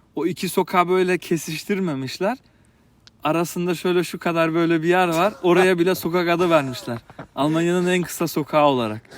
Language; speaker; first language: Turkish; early bilingual, heritage; Turkish